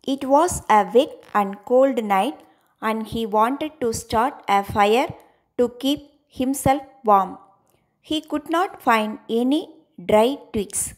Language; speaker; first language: English; non-native, local second language; Tamil